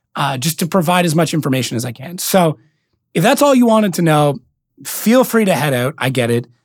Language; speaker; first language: English; native; English